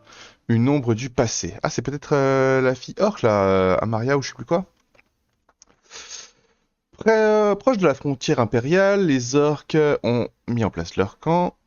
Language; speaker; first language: French; native; French